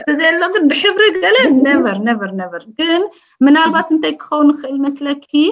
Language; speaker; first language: Tigrinya; early bilingual, heritage; Tigrinya